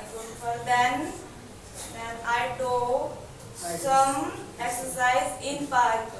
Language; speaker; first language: English; non-native, learner; Hindi